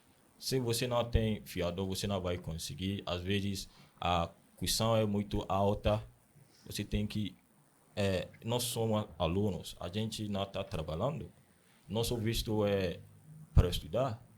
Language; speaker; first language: Portuguese; non-native, learner; Akan